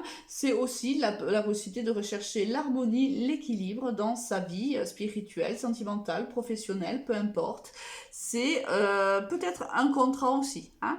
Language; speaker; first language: French; native; French